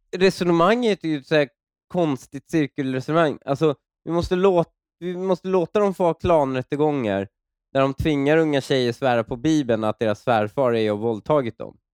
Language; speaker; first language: Swedish; early bilingual, other home language; Persian